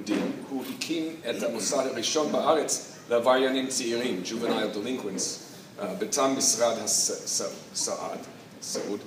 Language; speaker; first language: Hebrew; non-native, fluent; English